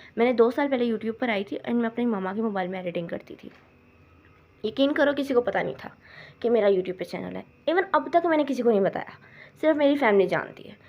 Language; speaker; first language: Urdu; non-native, local second language; Punjabi